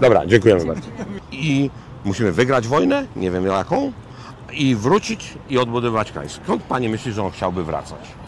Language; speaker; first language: Polish; native; Polish